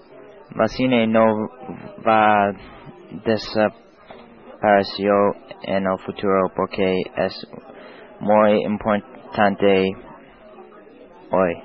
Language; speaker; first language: Spanish; non-native, learner; English